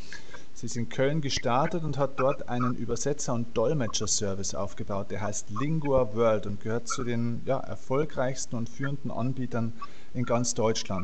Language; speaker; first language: German; native; German